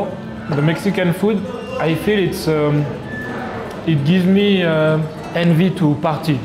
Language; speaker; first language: English; non-native, local second language; Nepali